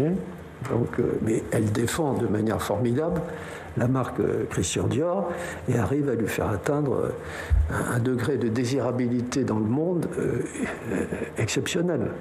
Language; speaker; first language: French; native; French